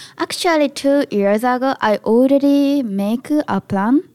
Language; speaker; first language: English; non-native, learner; Japanese